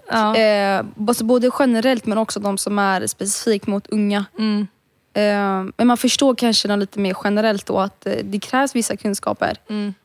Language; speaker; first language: Swedish; early bilingual, other home language; Romany